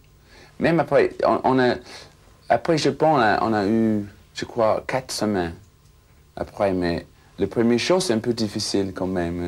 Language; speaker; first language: French; non-native, fluent; English